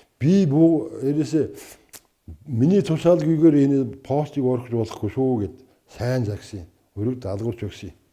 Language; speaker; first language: Mongolian; non-native, local second language; Kazakh